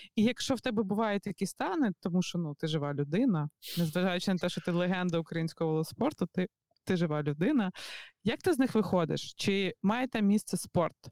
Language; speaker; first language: Ukrainian; native; Ukrainian